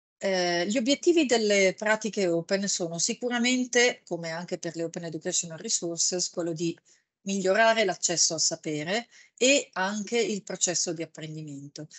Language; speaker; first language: Italian; native; Italian